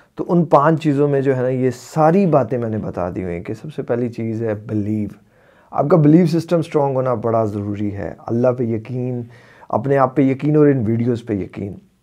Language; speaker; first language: Urdu; native; Urdu